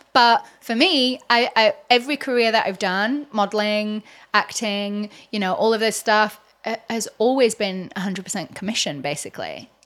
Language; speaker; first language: English; native; English